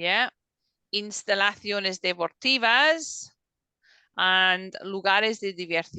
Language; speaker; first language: Spanish; non-native, fluent; English